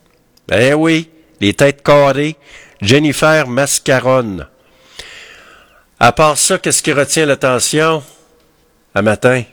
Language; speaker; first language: French; native; French